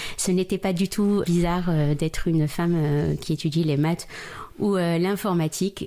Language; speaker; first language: French; non-native, local second language; Arabic